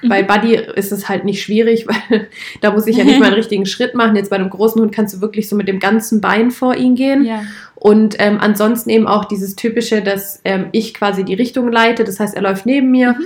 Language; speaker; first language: German; native; German